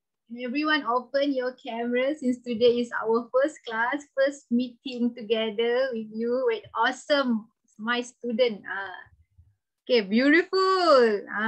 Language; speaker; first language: English; non-native, local second language; Malay